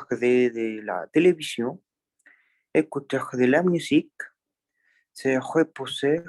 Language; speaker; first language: French; non-native, learner; Spanish